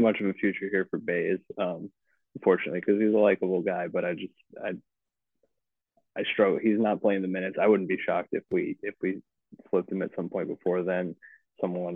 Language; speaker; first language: English; native; English